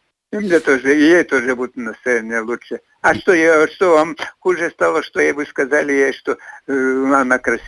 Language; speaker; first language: Russian; non-native, fluent; Latvian